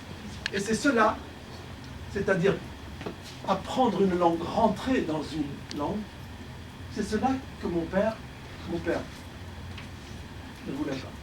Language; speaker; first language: French; early bilingual, other home language; Arabic